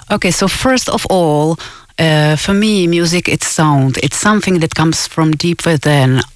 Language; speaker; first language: English; non-native, fluent; Czech